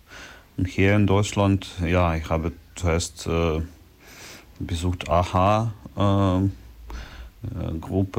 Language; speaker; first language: German; non-native, learner; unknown